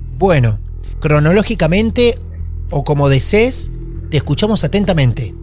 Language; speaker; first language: Spanish; native; Spanish